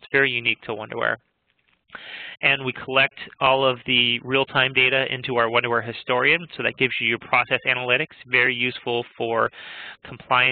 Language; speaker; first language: English; native; English